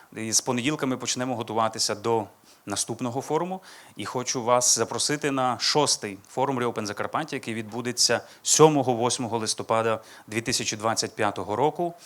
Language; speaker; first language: Ukrainian; native; Ukrainian